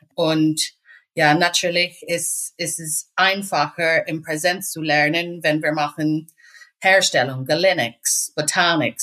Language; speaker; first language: German; non-native, fluent; English